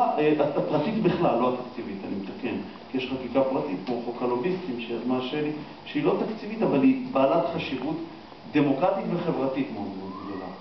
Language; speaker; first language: Hebrew; native; Hebrew